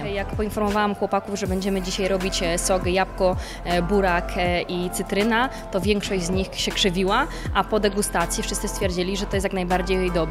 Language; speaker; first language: Polish; native; Polish